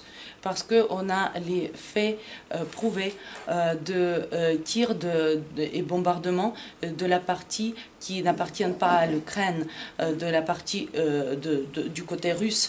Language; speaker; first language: French; non-native, fluent; Ukrainian